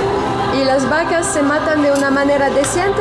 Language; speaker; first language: Spanish; non-native, learner; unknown